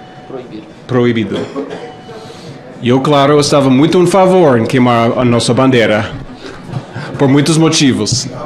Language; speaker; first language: Portuguese; non-native, fluent; English